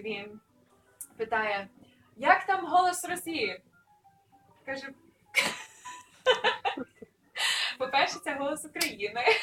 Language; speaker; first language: Ukrainian; early bilingual, other home language; English